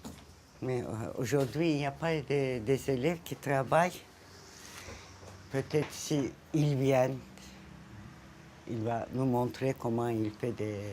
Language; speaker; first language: French; non-native, fluent; Turkish